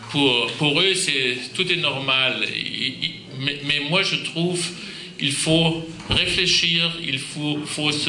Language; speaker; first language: French; non-native, fluent; German